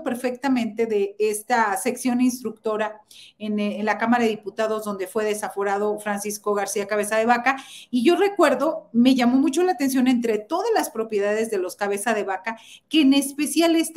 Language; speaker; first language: Spanish; native; Spanish